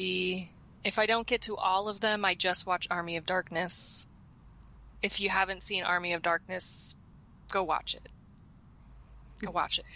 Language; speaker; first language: English; native; English